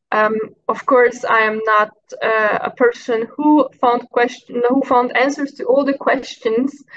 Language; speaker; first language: English; non-native, fluent; Hungarian